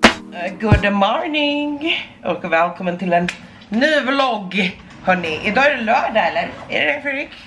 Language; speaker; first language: Swedish; native; Swedish